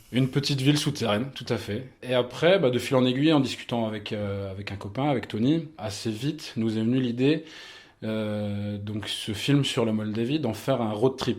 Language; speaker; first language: French; native; French